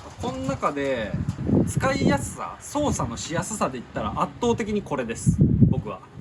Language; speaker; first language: Japanese; native; Japanese